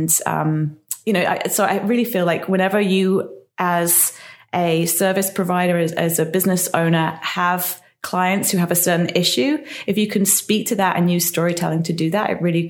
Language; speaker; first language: English; native; English